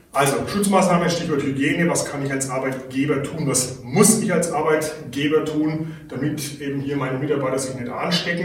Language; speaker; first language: German; native; German